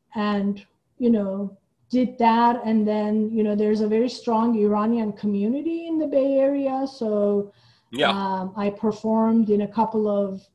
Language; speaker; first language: English; non-native, fluent; Persian